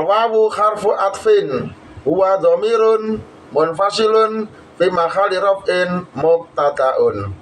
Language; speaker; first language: Arabic; non-native, fluent; Javanese